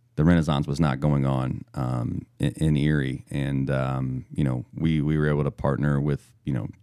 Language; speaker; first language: English; native; English